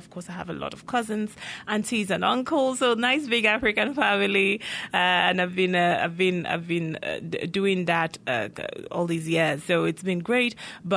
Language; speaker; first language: English; non-native, local second language; Igbo